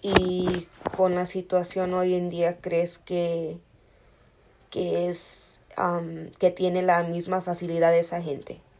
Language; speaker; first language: Spanish; early bilingual, heritage; Spanish